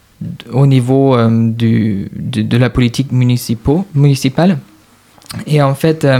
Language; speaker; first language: French; non-native, fluent; German